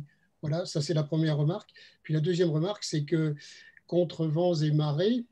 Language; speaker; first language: French; native; French